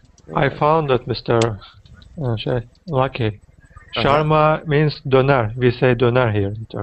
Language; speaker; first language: English; non-native, learner; Turkish